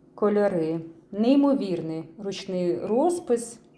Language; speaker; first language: Ukrainian; non-native, local second language; Russian